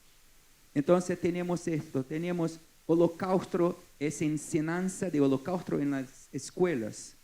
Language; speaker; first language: Spanish; non-native, fluent; Portuguese